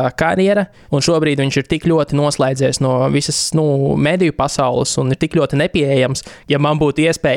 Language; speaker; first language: Latvian; native; Latvian